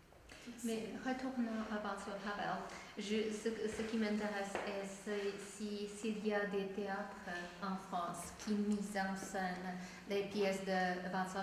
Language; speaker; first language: French; non-native, fluent; Czech